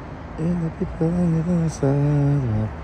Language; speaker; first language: English; non-native, learner; Portuguese